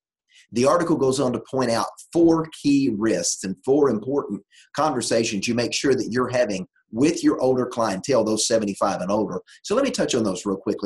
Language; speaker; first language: English; native; English